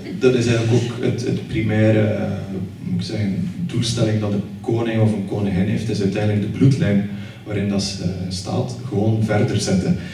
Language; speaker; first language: Dutch; native; Dutch